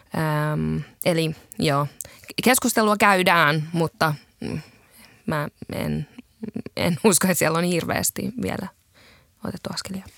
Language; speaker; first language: Finnish; native; Finnish